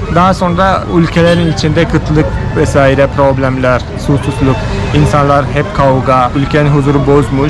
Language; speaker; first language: Turkish; non-native, fluent; Hindi